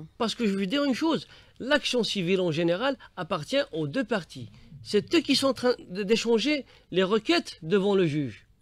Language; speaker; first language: French; non-native, local second language; Arabic